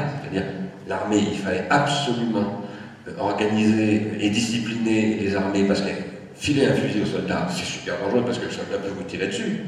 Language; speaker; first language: French; native; French